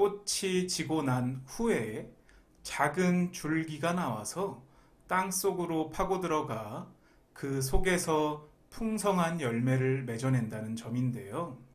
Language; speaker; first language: Korean; native; Korean